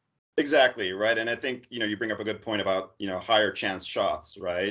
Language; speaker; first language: English; native; English